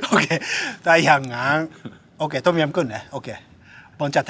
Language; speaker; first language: Thai; non-native, fluent; Japanese